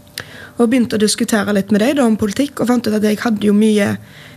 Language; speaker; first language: Norwegian; native; Norwegian